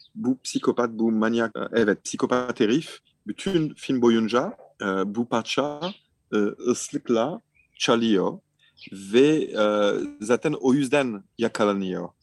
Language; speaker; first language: Turkish; non-native, fluent; French